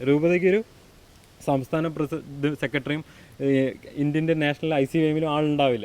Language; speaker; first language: Malayalam; native; Malayalam